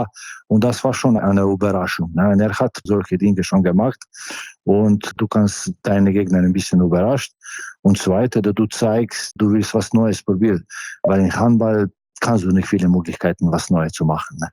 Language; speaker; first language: German; non-native, fluent; Slovenian